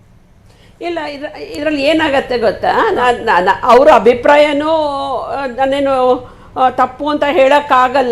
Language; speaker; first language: Kannada; native; Kannada